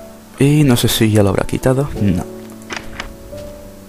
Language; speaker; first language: Spanish; native; Spanish